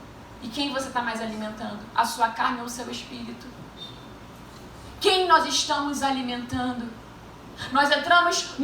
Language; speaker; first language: Portuguese; native; Portuguese